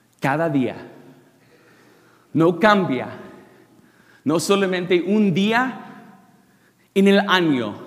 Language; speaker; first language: Spanish; non-native, learner; English